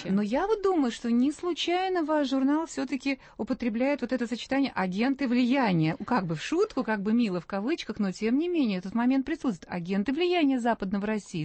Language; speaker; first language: Russian; native; Russian